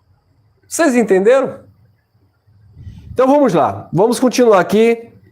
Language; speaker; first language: Portuguese; native; Portuguese